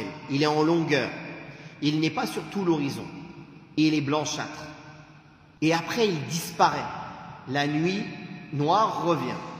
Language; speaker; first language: French; native; French